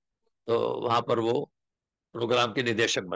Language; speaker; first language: Hindi; native; Hindi